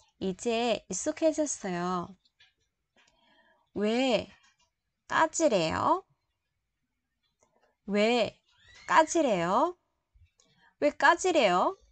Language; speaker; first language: Korean; non-native, fluent; Vietnamese